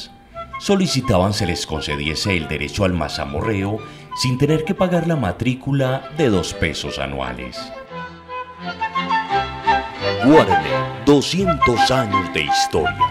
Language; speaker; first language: Spanish; native; Spanish